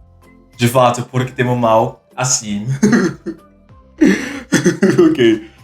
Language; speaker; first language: Portuguese; non-native, learner; English